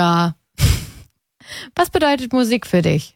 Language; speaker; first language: German; native; German